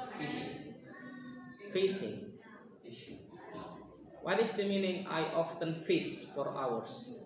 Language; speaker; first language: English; non-native, learner; Indonesian